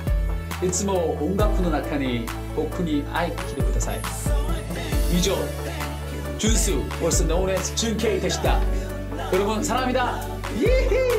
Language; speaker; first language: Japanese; non-native, learner; Korean